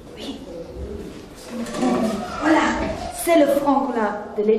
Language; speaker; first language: French; non-native, fluent; German